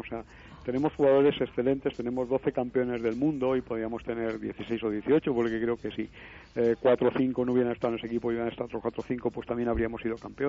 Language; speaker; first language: Spanish; native; Spanish